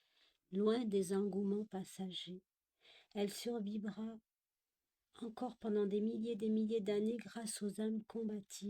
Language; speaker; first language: French; native; French